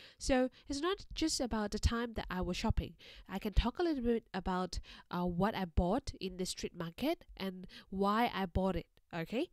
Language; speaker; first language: English; non-native, fluent; Chinese